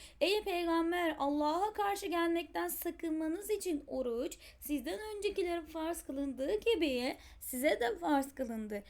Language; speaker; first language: Turkish; native; Turkish